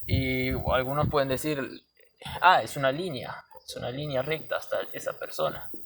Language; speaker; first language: Spanish; native; Spanish